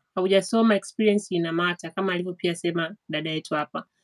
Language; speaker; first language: Swahili; native; Swahili